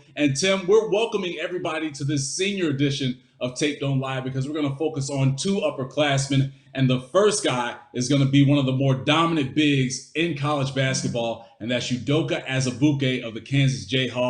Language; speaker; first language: English; native; English